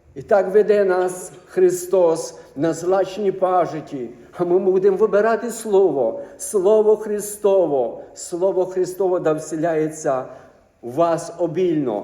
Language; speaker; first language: Ukrainian; native; Ukrainian